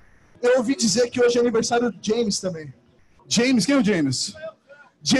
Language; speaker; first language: Portuguese; native; Portuguese